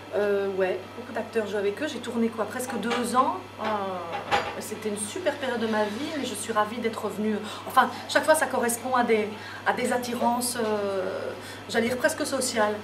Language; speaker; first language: French; native; French